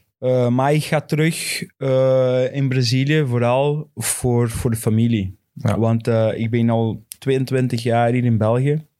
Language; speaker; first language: Dutch; non-native, fluent; Portuguese